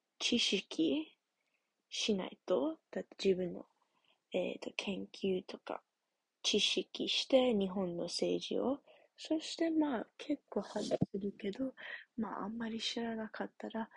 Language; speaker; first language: Japanese; non-native, learner; English